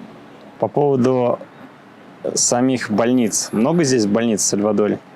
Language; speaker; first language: Russian; native; Russian